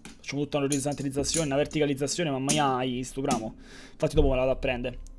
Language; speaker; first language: Italian; native; Italian